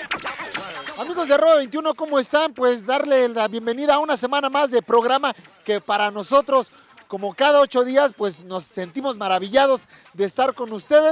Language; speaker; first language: Spanish; native; Spanish